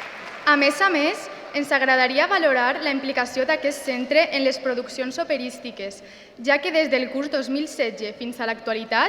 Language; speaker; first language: Catalan; native; Catalan